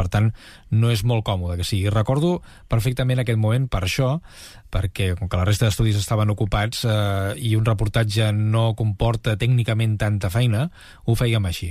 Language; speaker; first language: Catalan; native; Catalan